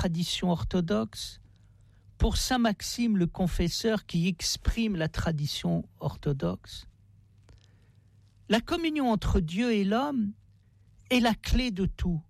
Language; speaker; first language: French; native; French